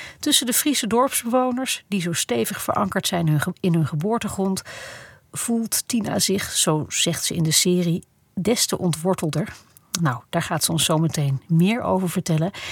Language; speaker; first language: Dutch; native; Dutch